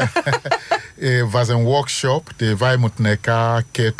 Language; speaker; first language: Dutch; non-native, learner; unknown